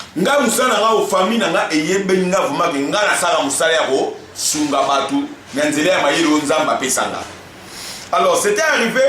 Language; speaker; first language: Lingala; non-native, fluent; Kongo